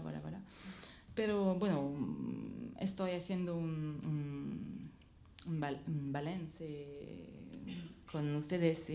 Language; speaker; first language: Spanish; non-native, learner; French